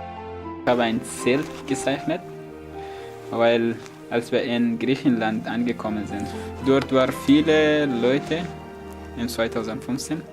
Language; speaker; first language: German; non-native, fluent; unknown